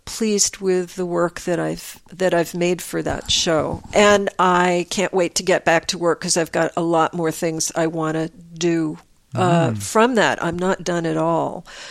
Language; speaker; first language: English; native; English